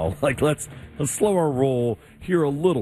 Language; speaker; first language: English; native; English